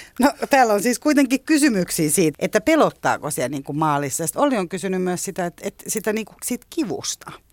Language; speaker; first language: Finnish; native; Finnish